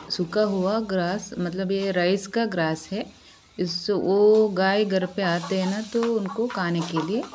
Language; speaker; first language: Hindi; non-native, local second language; Kannada